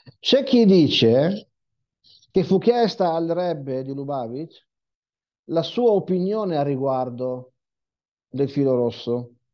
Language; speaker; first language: Italian; non-native, fluent; Hebrew